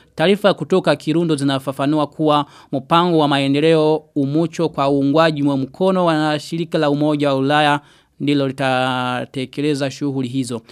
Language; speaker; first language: Swahili; non-native, local second language; Rundi